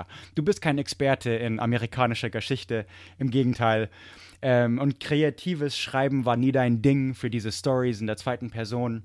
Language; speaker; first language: German; non-native, fluent; English